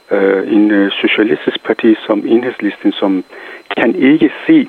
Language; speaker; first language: Danish; non-native, fluent; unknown